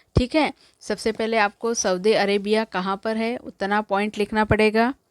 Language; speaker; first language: Hindi; non-native, local second language; Marathi